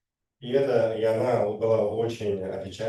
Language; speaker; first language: Russian; native; Russian